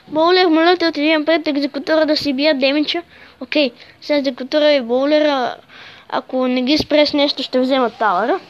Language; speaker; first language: Bulgarian; native; Bulgarian